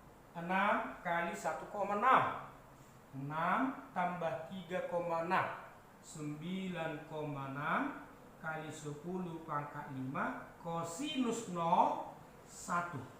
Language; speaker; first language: Indonesian; native; Indonesian